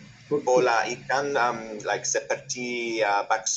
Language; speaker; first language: Indonesian; non-native, learner; English